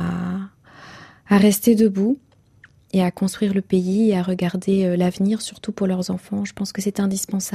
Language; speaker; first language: French; non-native, local second language; Kinyarwanda